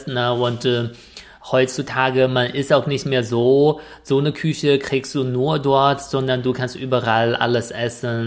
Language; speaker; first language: German; non-native, fluent; Chinese